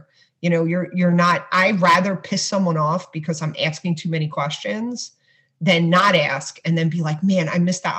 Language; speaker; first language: English; native; English